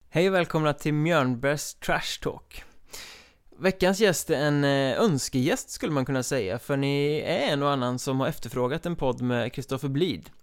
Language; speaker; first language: Swedish; native; Swedish